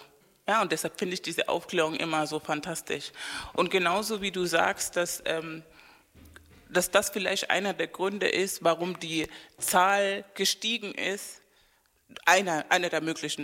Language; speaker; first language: German; non-native, fluent; Spanish